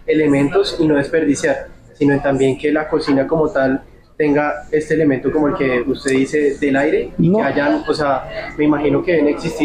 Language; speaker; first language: Spanish; native; Spanish